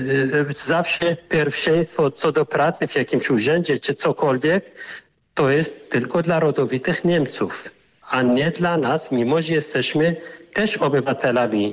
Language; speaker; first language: Polish; non-native, fluent; Arabic